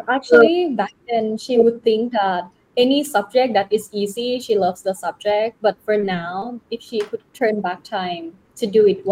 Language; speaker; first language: English; non-native, fluent; Thai